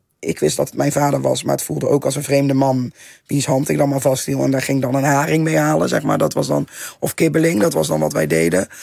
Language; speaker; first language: Dutch; native; Dutch